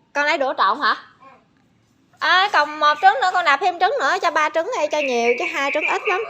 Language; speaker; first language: Vietnamese; native; Vietnamese